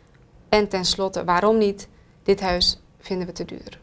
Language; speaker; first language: Dutch; native; Dutch